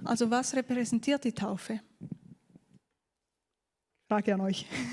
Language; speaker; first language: German; native; German